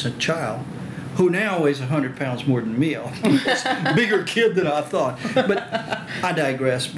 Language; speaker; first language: English; early bilingual, other home language; French